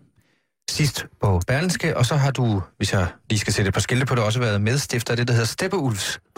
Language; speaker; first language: Danish; native; Danish